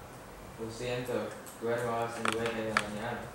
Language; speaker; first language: Spanish; non-native, learner; English